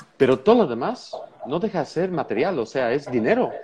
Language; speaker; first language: Spanish; non-native, fluent; Dutch